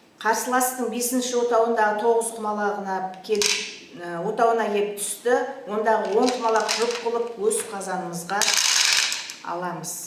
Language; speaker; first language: Kazakh; native; Kazakh